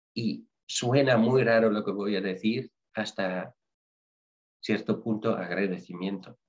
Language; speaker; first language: Spanish; non-native, fluent; Dutch